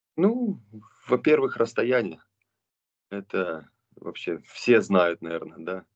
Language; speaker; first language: Russian; non-native, local second language; Romanian